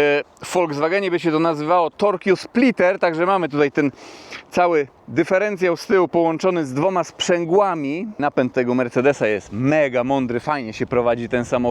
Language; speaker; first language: Polish; native; Polish